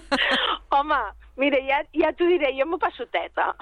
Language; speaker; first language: Catalan; native; Catalan